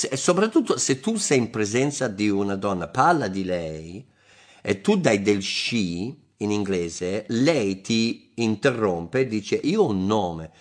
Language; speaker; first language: Italian; non-native, fluent; English